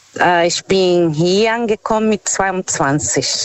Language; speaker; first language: German; non-native, fluent; Portuguese